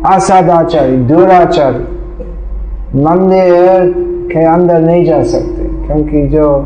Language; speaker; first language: Hindi; non-native, fluent; English